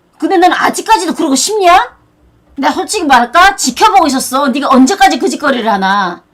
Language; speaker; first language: Korean; native; Korean